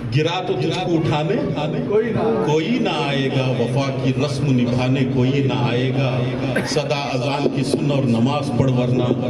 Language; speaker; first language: Urdu; native; Urdu